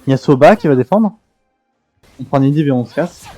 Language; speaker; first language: French; native; French